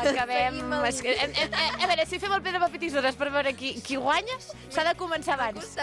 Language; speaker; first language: Catalan; native; Catalan